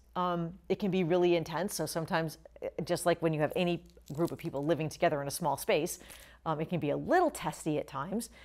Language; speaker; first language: English; native; English